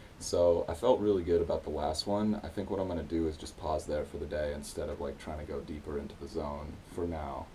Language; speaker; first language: English; native; English